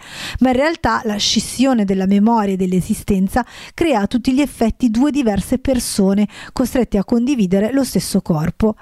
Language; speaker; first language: Italian; native; Italian